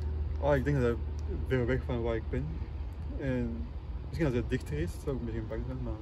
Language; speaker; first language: Dutch; non-native, learner; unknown